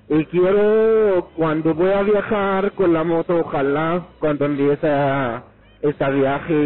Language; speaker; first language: Spanish; non-native, fluent; Arabic